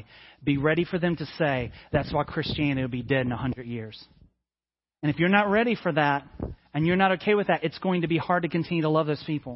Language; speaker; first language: English; native; English